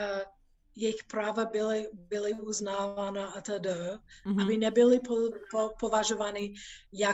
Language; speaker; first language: Czech; non-native, fluent; English